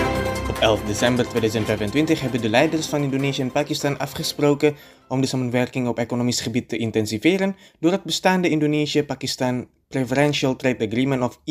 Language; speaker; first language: Dutch; non-native, fluent; Indonesian